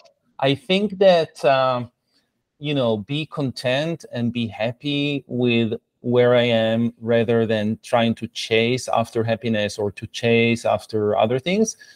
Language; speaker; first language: English; non-native, fluent; Hebrew